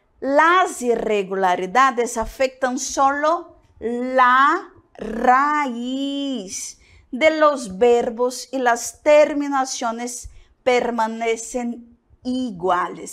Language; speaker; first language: Spanish; non-native, learner; Portuguese